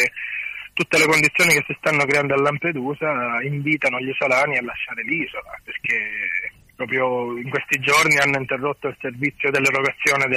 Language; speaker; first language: Italian; native; Italian